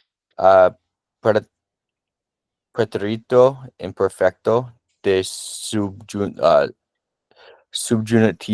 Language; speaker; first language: Spanish; non-native, learner; English